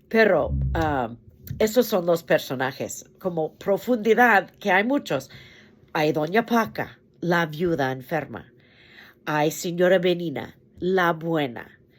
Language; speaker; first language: Spanish; non-native, fluent; English